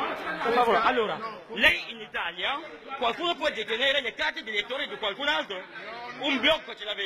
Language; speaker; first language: Italian; non-native, fluent; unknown